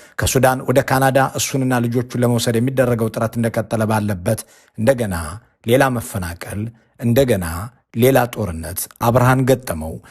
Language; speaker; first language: Amharic; native; Amharic